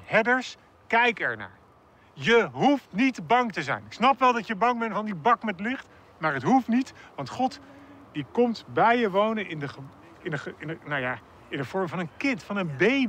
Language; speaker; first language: Dutch; native; Dutch